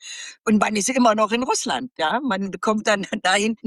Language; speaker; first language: German; native; German